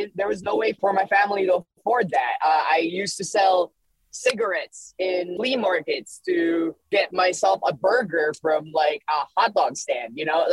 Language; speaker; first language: English; early bilingual, other home language; Filipino